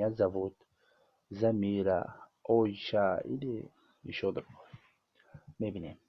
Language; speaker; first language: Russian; non-native, learner; Tajik